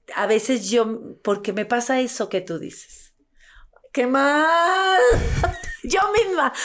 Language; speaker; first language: Spanish; native; Spanish